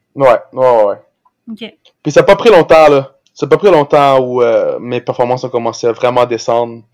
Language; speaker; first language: French; early bilingual, other home language; Portuguese